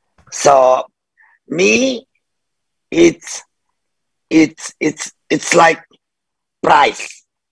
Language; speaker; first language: English; non-native, fluent; Indonesian